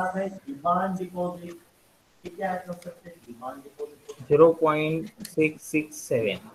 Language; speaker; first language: Hindi; non-native, local second language; Marathi